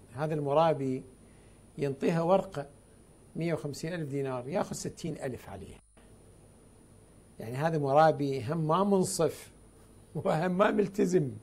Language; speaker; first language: Arabic; native; Arabic